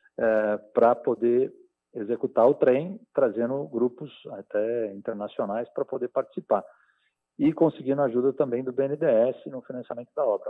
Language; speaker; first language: Portuguese; native; Portuguese